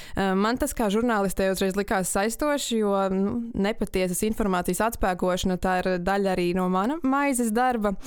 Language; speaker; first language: Latvian; native; Latvian